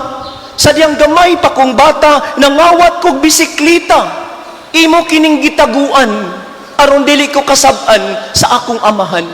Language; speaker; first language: Cebuano; native; Cebuano